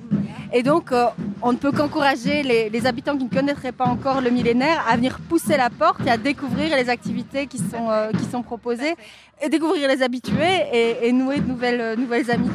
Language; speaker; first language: French; native; French